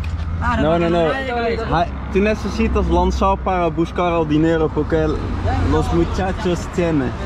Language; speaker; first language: Spanish; non-native, learner; Dutch